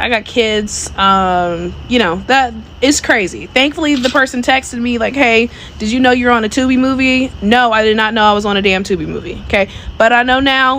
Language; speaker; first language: English; native; English